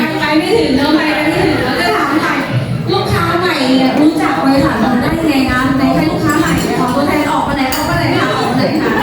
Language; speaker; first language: Thai; native; Thai